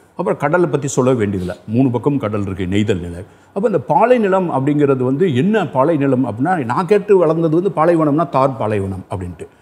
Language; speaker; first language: Tamil; native; Tamil